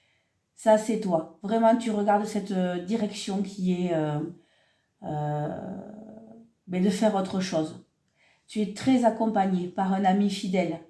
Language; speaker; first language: French; native; French